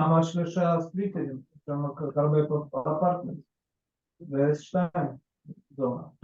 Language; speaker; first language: Hebrew; non-native, learner; Russian